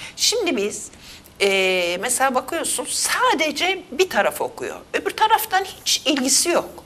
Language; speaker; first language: Turkish; native; Turkish